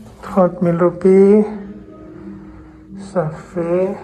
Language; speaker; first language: French; non-native, fluent; Hindi